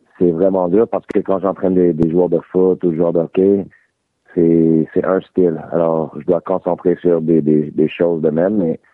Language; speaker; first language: French; native; French